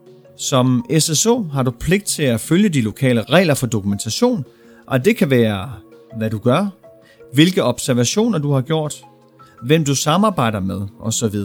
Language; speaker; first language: Danish; native; Danish